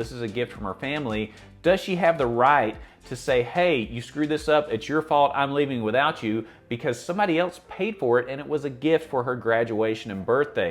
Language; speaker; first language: English; native; English